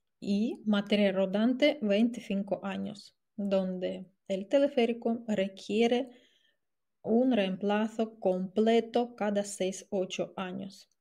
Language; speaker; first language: Spanish; non-native, fluent; Russian